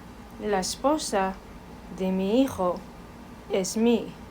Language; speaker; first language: Spanish; non-native, fluent; English